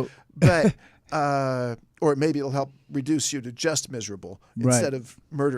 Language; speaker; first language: English; native; English